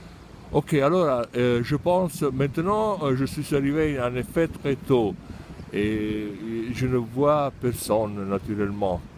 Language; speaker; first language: French; non-native, fluent; Italian